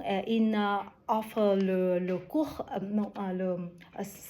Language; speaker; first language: French; non-native, learner; Vietnamese